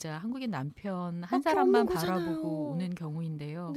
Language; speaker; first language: Korean; native; Korean